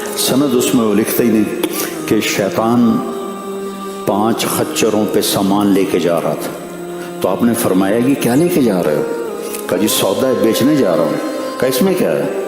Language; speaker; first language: Urdu; non-native, local second language; Punjabi